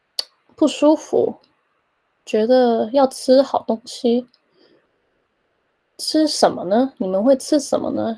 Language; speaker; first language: Chinese; early bilingual, heritage; Chinese